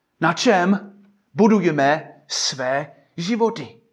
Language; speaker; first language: Czech; non-native, fluent; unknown